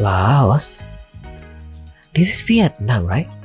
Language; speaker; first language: English; non-native, learner; Indonesian